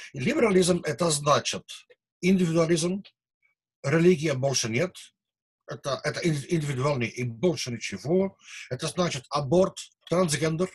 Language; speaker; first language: Russian; non-native, learner; Dutch